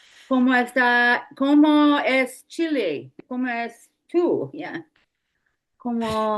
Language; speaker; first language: Spanish; non-native, learner; English